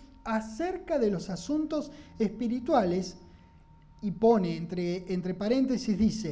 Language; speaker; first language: Spanish; native; Spanish